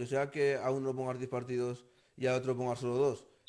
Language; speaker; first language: Spanish; native; Spanish